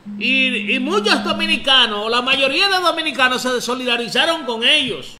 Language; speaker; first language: Spanish; native; Spanish